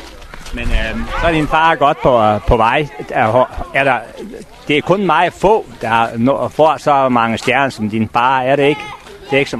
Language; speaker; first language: Danish; native; Danish